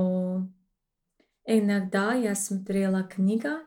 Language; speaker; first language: Russian; non-native, learner; English